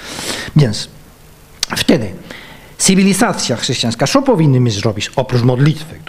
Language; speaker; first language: Polish; non-native, fluent; Spanish